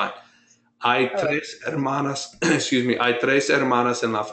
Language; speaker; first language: Spanish; non-native, fluent; English